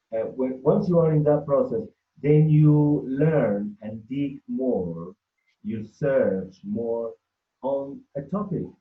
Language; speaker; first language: English; non-native, fluent; Spanish